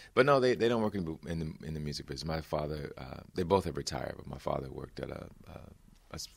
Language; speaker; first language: English; native; English